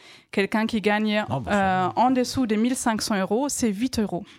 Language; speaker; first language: French; non-native, fluent; German